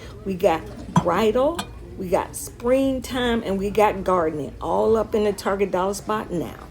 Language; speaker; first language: English; native; English